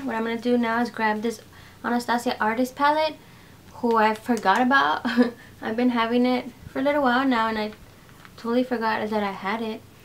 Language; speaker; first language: English; early bilingual, other home language; Spanish